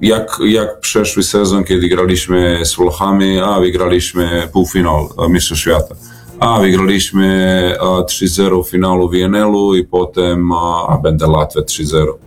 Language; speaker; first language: Polish; non-native, learner; Serbian